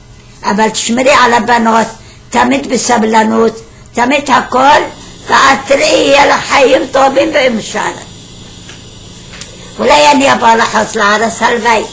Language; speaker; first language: Hebrew; non-native, fluent; Arabic